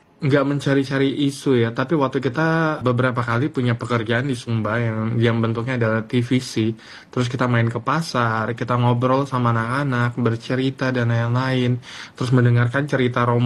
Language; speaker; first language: Indonesian; native; Indonesian